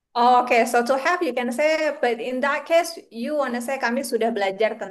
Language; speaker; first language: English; non-native, fluent; Indonesian